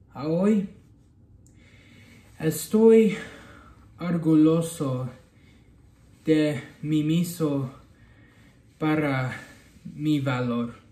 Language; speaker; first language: Spanish; non-native, learner; English